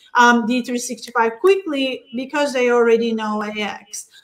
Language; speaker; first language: English; non-native, fluent; Turkish